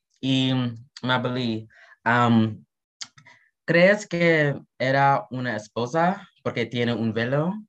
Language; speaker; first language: Spanish; non-native, learner; English